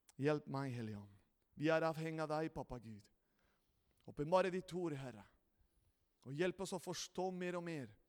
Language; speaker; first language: Norwegian; non-native, fluent; Spanish